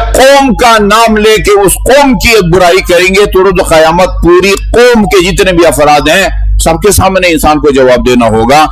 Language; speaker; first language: Urdu; non-native, local second language; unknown